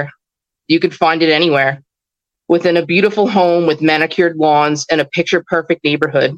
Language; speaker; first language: English; native; English